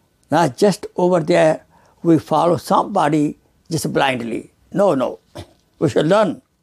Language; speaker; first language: English; non-native, local second language; Urdu